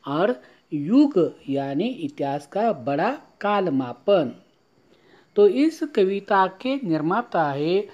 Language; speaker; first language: Hindi; non-native, local second language; Marathi